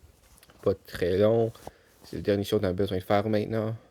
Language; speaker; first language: French; non-native, local second language; English